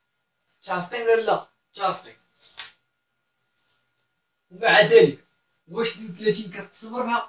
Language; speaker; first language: Arabic; native; Arabic